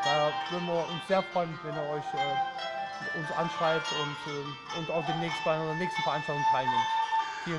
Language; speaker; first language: German; early bilingual, other home language; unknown